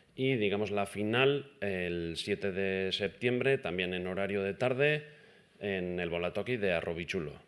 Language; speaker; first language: Spanish; non-native, local second language; Basque